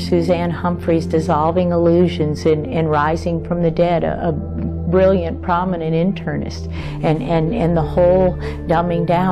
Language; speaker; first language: English; native; English